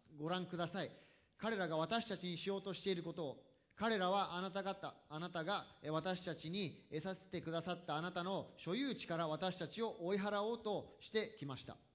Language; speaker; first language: Japanese; native; Japanese